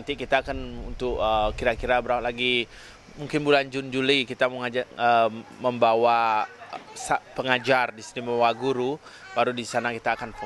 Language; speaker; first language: Indonesian; non-native, local second language; Balinese